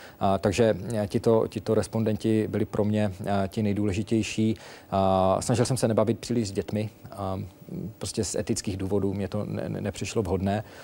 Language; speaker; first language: Czech; native; Czech